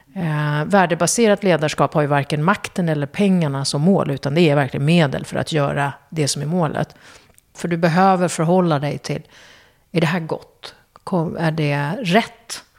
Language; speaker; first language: Swedish; early bilingual, other home language; Kurdish